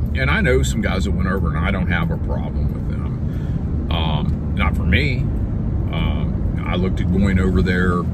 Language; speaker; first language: English; native; English